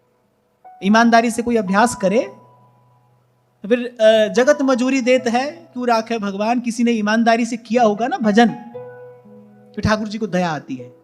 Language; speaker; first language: Hindi; native; Hindi